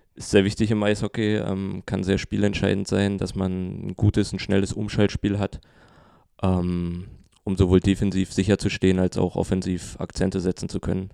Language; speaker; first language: German; native; German